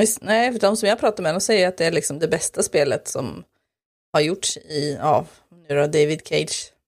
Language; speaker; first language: Swedish; native; Swedish